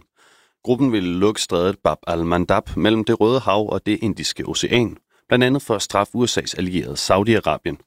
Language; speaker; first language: Danish; native; Danish